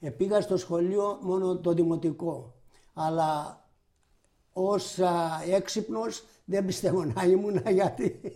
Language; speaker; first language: Greek; native; Greek